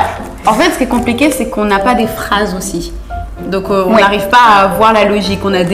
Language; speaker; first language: French; native; French